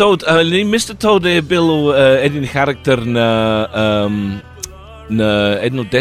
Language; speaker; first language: Bulgarian; non-native, learner; English